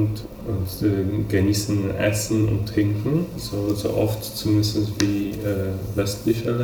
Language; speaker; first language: German; non-native, fluent; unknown